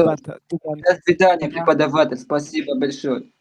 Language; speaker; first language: Russian; non-native, learner; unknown